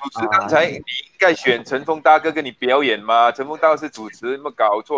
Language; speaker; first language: Chinese; native; Chinese